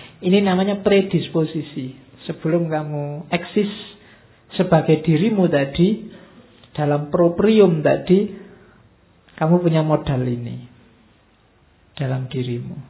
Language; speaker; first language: Indonesian; non-native, local second language; Javanese